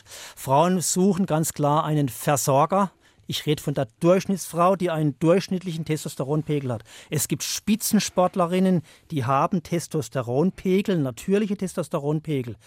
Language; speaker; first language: German; native; German